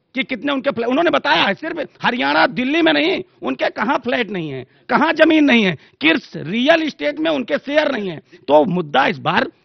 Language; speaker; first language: Hindi; native; Hindi